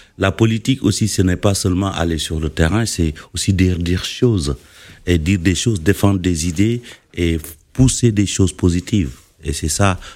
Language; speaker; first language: French; non-native, local second language; Wolof